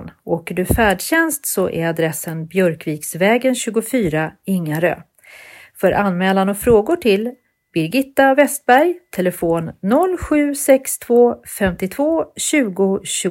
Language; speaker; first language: Swedish; native; Swedish